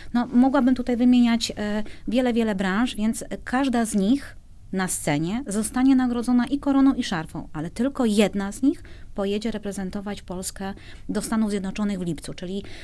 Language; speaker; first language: Polish; native; Polish